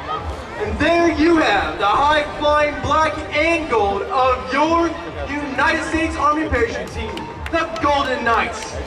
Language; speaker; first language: English; native; English